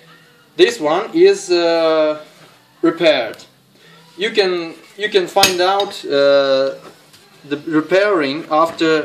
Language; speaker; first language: English; non-native, fluent; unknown